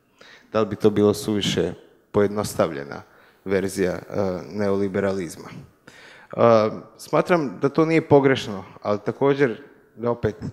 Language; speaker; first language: Croatian; native; Croatian